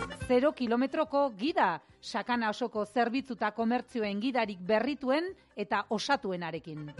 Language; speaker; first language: Basque; native; Basque